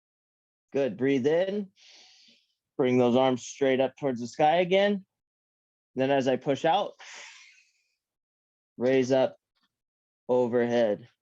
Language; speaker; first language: English; native; English